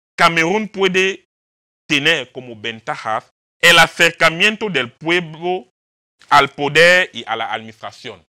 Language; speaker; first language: Spanish; non-native, fluent; French